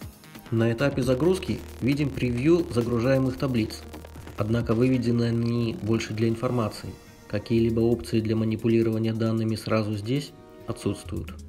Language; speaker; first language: Russian; native; Russian